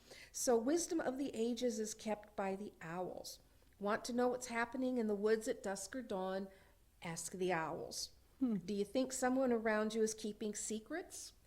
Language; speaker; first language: English; native; English